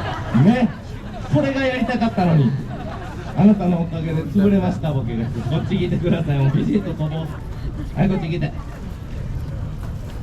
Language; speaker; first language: Japanese; native; Japanese